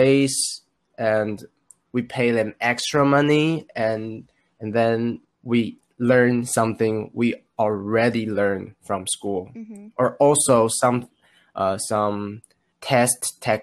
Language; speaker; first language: English; non-native, learner; Chinese